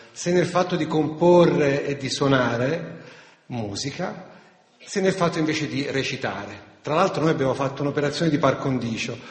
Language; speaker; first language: Italian; native; Italian